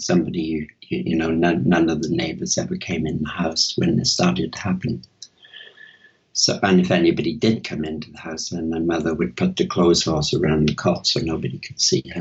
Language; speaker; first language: English; native; English